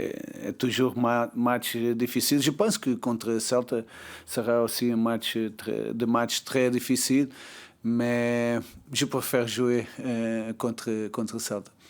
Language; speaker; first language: French; non-native, learner; Portuguese